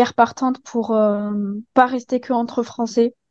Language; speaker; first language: French; native; French